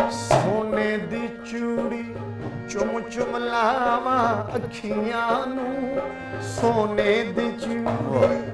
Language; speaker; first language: Urdu; non-native, local second language; Punjabi